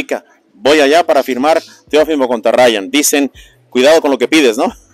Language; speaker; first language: Spanish; native; Spanish